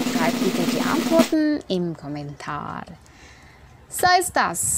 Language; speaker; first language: German; non-native, fluent; Indonesian